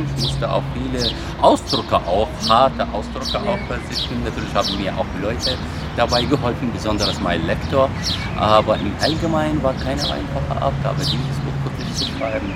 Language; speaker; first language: German; non-native, fluent; Arabic